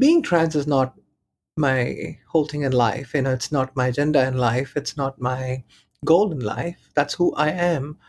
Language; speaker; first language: English; non-native, local second language; Tamil